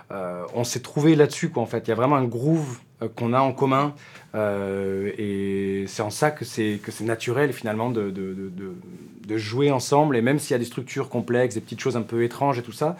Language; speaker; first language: French; native; French